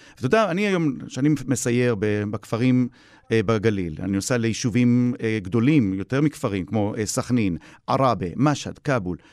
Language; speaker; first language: Hebrew; native; Hebrew